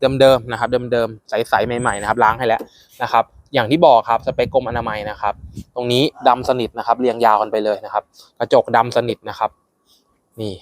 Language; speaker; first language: Thai; native; Thai